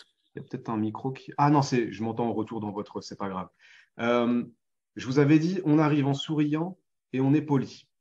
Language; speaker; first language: French; native; French